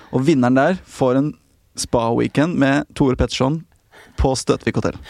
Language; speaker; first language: Norwegian; native; Norwegian